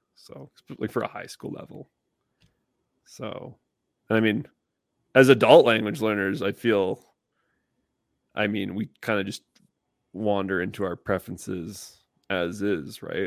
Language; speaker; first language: English; native; English